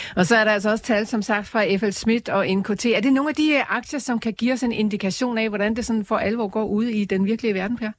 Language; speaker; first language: Danish; native; Danish